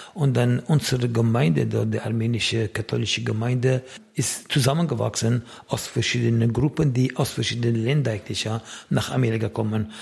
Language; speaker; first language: German; non-native, fluent; Arabic